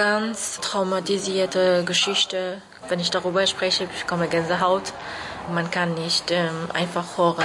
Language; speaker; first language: German; non-native, learner; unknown